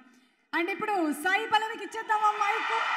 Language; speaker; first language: Telugu; native; Telugu